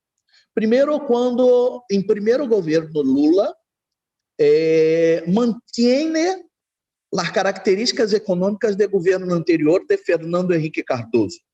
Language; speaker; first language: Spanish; non-native, learner; Portuguese